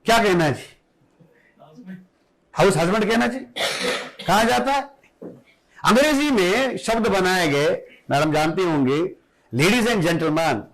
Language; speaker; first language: Hindi; non-native, local second language; Marathi